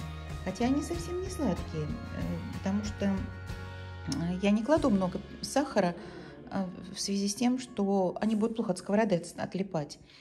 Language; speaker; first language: Russian; native; Russian